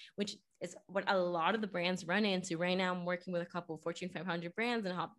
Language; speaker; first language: English; non-native, fluent; Spanish